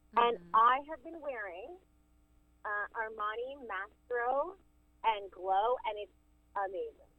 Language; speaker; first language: English; native; English